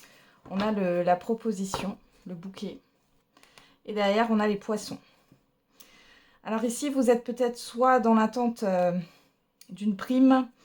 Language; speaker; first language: French; native; French